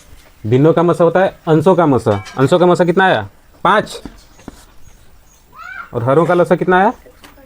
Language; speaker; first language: Hindi; native; Hindi